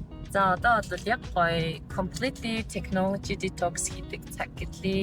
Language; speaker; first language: Mongolian; native; Mongolian